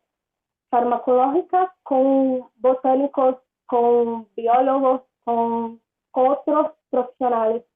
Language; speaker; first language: Spanish; non-native, learner; Portuguese